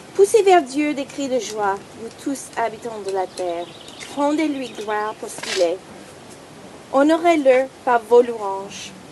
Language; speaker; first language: French; non-native, fluent; English